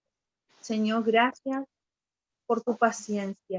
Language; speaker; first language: Spanish; native; Spanish